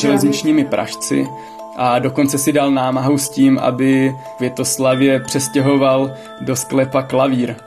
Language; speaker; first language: Czech; native; Czech